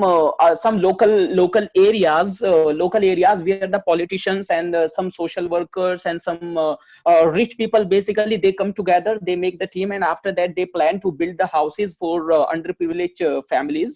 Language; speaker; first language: English; non-native, fluent; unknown